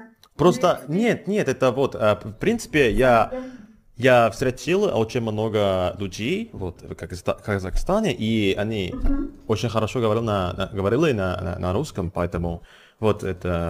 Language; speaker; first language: Russian; non-native, fluent; Indonesian